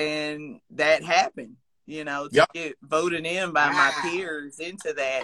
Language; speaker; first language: English; native; English